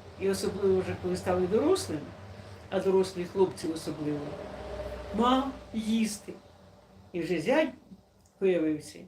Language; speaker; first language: Ukrainian; non-native, local second language; Russian